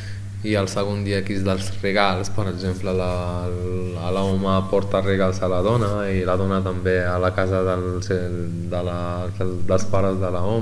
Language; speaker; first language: Catalan; non-native, learner; Arabic